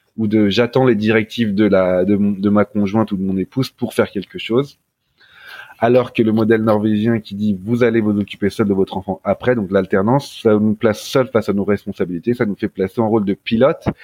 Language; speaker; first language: French; native; French